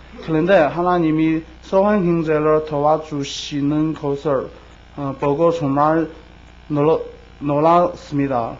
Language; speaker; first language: Korean; non-native, learner; Chinese